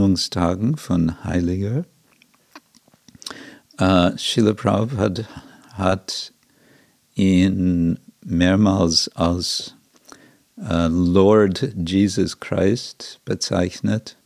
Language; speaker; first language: German; non-native, fluent; English